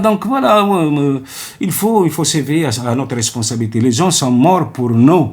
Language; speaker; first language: French; non-native, local second language; Arabic